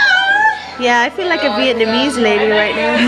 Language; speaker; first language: English; native; English